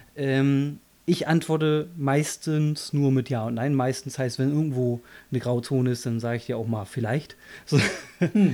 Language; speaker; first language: German; early bilingual, other home language; Polish